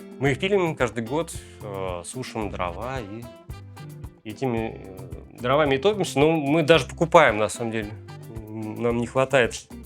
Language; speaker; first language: Russian; native; Russian